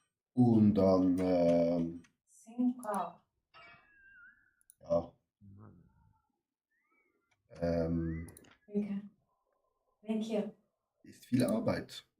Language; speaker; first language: German; native; German